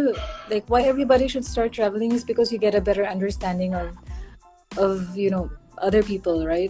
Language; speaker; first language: English; non-native, local second language; Filipino